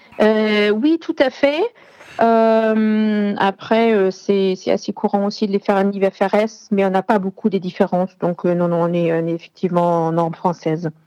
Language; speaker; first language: French; non-native, fluent; German